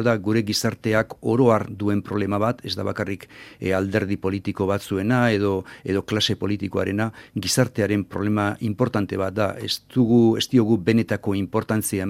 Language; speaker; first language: Basque; native; Basque